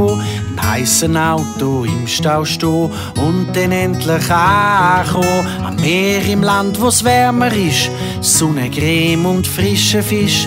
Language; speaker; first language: German; native; German